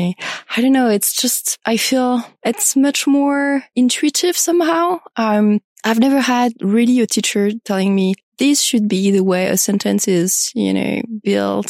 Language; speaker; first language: English; non-native, fluent; French